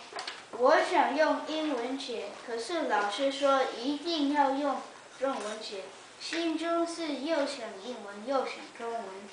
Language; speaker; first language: Chinese; early bilingual, heritage; Chinese